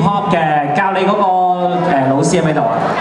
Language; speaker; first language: Cantonese; native; Cantonese